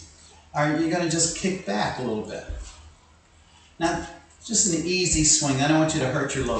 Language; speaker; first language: English; native; English